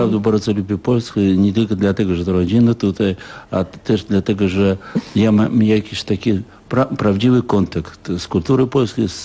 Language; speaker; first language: Polish; non-native, fluent; Russian